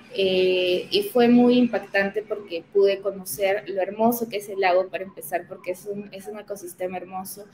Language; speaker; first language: Spanish; native; Spanish